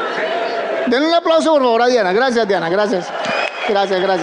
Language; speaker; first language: Spanish; native; Spanish